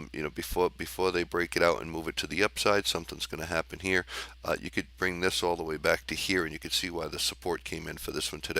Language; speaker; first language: English; native; English